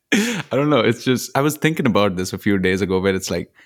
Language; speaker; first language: English; non-native, local second language; Punjabi